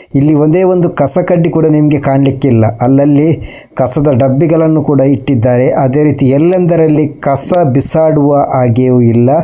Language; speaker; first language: Kannada; native; Kannada